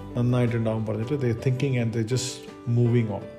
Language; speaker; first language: English; non-native, local second language; Malayalam